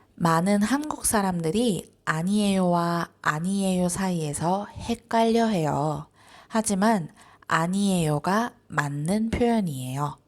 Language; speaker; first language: Korean; non-native, fluent; Spanish